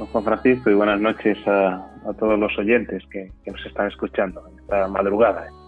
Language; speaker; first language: Spanish; native; Spanish